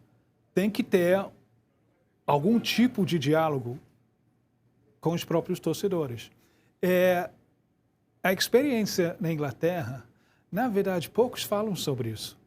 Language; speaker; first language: Portuguese; non-native, fluent; English